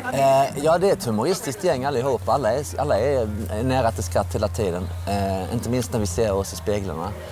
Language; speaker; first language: Swedish; native; Swedish